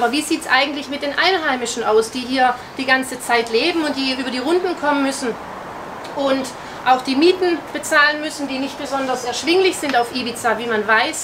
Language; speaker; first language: German; native; German